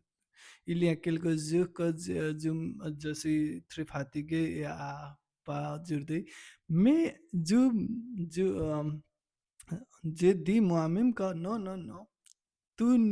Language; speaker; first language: French; non-native, learner; Nepali